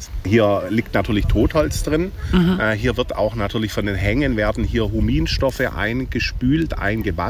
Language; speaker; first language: German; native; German